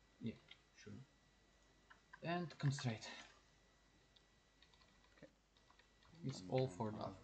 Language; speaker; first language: English; non-native, learner; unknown